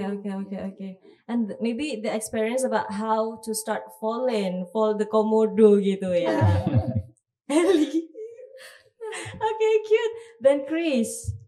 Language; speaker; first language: English; non-native, learner; Indonesian